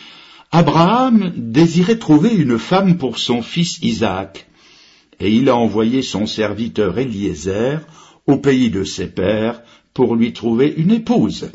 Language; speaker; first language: French; native; French